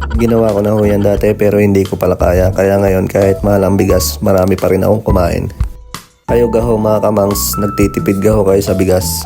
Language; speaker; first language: Filipino; native; Filipino